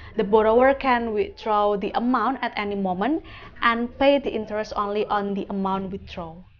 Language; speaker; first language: English; non-native, fluent; Indonesian